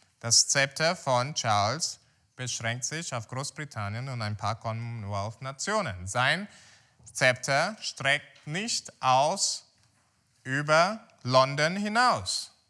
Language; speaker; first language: German; non-native, fluent; Portuguese